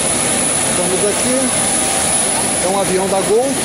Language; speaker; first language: Portuguese; native; Portuguese